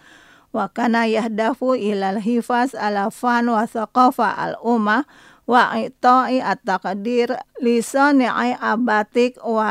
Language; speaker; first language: Arabic; non-native, fluent; Indonesian